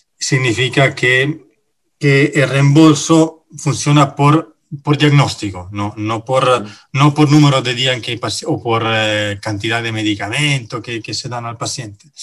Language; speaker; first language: Spanish; non-native, fluent; Italian